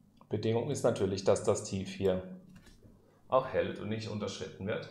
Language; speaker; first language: German; native; German